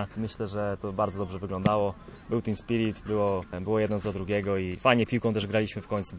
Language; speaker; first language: Polish; native; Polish